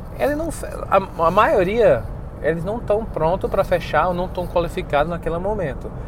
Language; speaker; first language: Portuguese; non-native, fluent; English